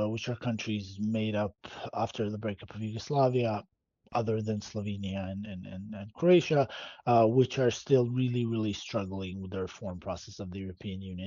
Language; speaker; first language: English; non-native, fluent; Bosnian